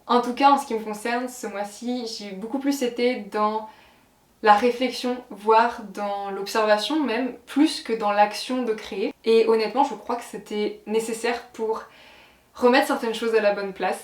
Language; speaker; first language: French; native; French